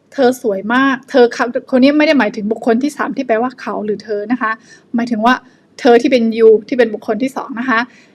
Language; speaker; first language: Thai; non-native, fluent; Burmese